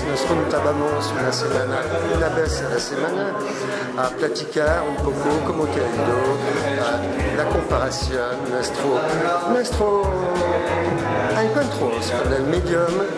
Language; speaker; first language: Spanish; non-native, fluent; French